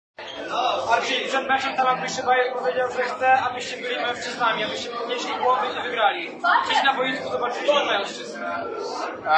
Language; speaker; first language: Polish; native; Polish